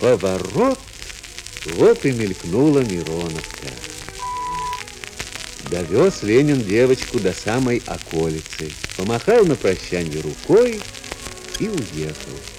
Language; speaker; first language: Russian; native; Russian